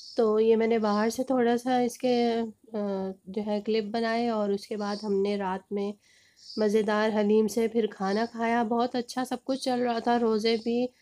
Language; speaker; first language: Hindi; native; Hindi